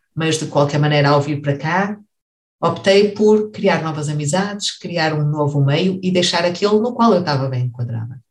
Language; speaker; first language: Portuguese; native; Portuguese